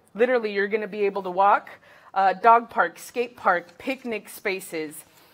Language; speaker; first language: English; early bilingual, other home language; Spanish